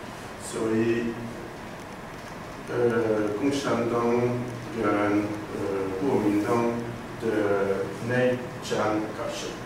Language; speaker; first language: Chinese; non-native, learner; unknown